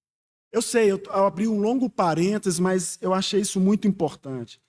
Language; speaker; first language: Portuguese; native; Portuguese